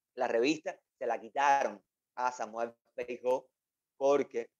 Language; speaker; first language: Spanish; native; Spanish